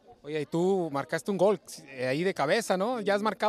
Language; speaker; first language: Spanish; native; Spanish